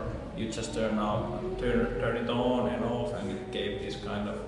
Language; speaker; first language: English; non-native, fluent; Finnish